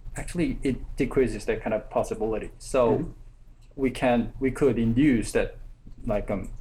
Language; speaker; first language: English; non-native, fluent; Korean